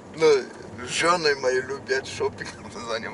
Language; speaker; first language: Russian; non-native, learner; Turkish